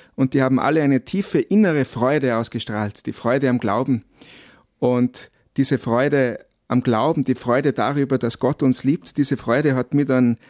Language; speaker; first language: German; native; German